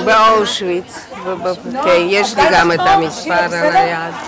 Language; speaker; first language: Hebrew; non-native, fluent; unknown